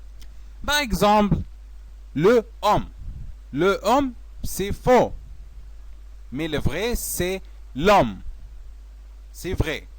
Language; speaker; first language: French; non-native, fluent; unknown